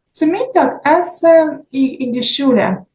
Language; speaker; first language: German; non-native, learner; Ukrainian